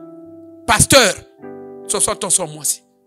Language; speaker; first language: French; non-native, local second language; Lingala